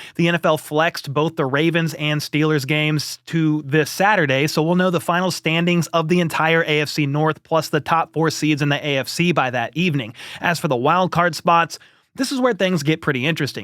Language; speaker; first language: English; native; English